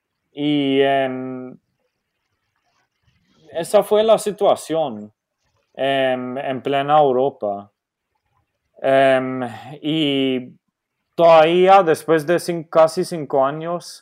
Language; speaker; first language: Spanish; non-native, fluent; Maltese